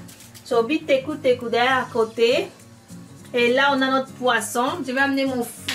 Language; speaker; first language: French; non-native, local second language; Lingala